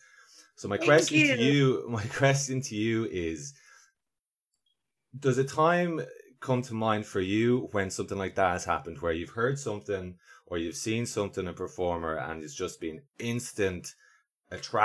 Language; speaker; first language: English; native; English